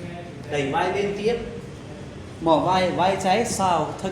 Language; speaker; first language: Vietnamese; non-native, learner; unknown